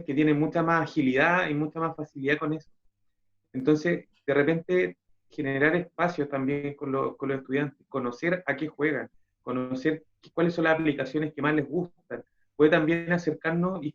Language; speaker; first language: Spanish; native; Spanish